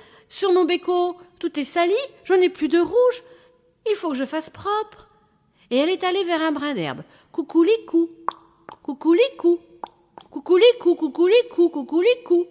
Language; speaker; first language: French; native; French